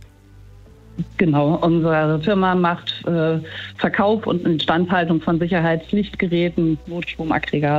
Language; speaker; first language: German; native; German